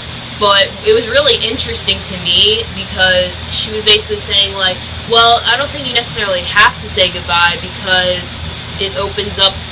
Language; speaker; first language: English; native; English